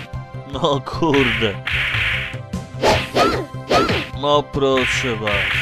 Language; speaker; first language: Polish; native; Polish